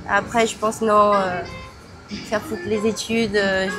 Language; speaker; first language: French; early bilingual, other home language; Cantonese